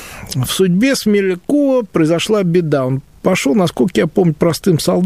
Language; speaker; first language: Russian; native; Russian